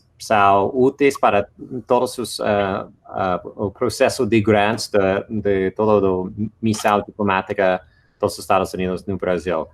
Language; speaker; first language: Portuguese; non-native, fluent; English